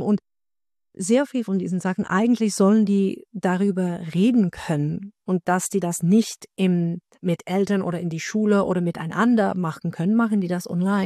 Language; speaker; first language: German; non-native, fluent; Dutch